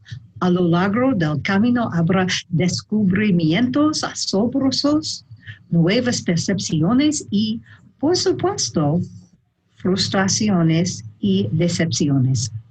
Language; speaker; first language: Spanish; non-native, learner; English